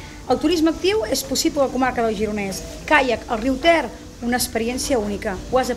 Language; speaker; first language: Catalan; native; Catalan